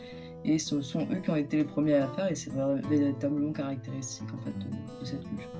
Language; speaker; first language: French; native; French